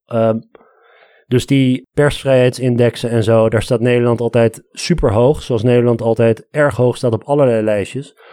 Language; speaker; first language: Dutch; early bilingual, other home language; Armenian